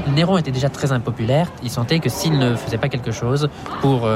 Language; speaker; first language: French; native; French